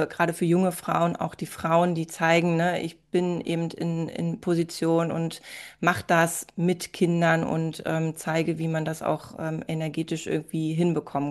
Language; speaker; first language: German; native; German